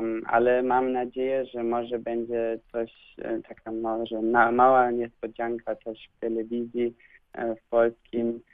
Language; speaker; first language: Polish; early bilingual, heritage; Polish